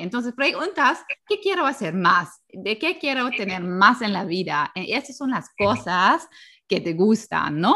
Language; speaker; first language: Spanish; non-native, fluent; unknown